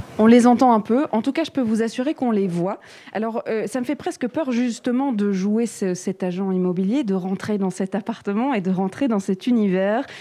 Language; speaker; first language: French; native; French